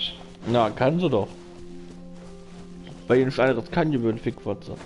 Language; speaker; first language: German; native; German